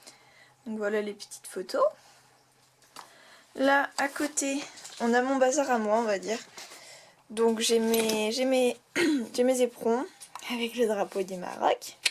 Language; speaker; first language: French; native; French